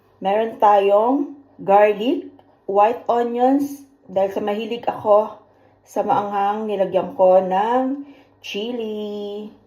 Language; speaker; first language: Filipino; non-native, local second language; Cebuano